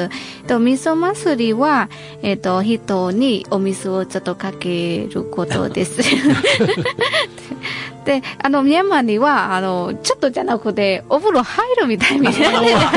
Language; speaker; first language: Japanese; non-native, learner; Burmese